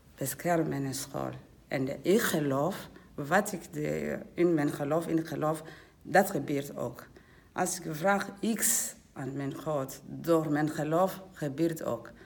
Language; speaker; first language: Dutch; non-native, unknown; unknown